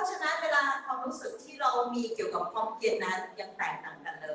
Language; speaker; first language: Thai; native; Thai